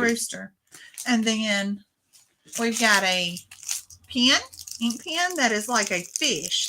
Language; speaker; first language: English; native; English